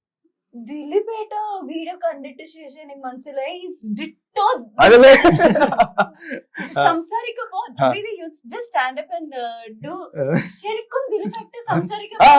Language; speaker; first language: Malayalam; non-native, learner; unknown